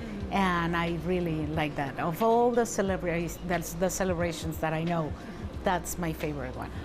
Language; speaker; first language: English; non-native, fluent; Spanish